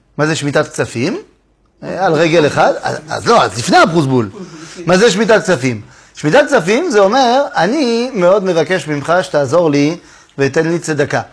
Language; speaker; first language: Hebrew; non-native, fluent; French